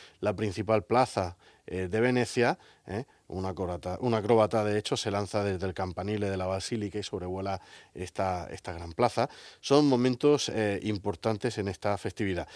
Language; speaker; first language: Spanish; native; Spanish